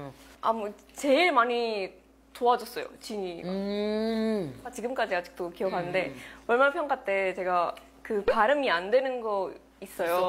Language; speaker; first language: Korean; non-native, fluent; Indonesian